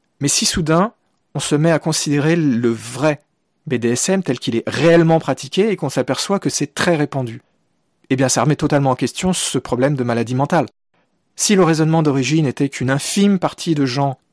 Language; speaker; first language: French; native; French